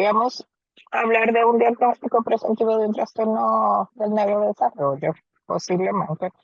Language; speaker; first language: Spanish; native; Spanish